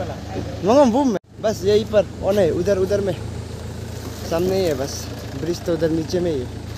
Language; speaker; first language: Hindi; non-native, local second language; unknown